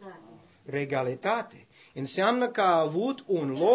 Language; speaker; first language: Romanian; non-native, learner; English